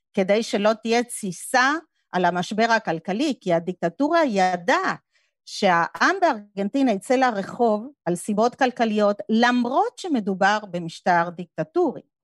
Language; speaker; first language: Hebrew; non-native, fluent; Spanish